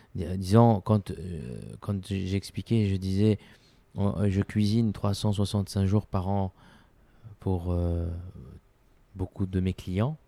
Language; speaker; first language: French; non-native, local second language; Arabic